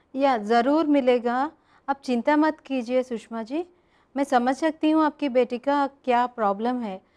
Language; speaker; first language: Hindi; non-native, local second language; Telugu